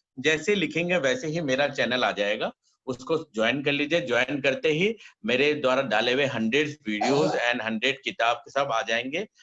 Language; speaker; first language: Hindi; native; Hindi